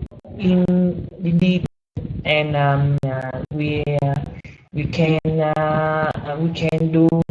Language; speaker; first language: English; non-native, learner; Vietnamese